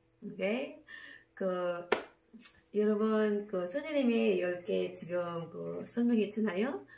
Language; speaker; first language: Korean; non-native, learner; Filipino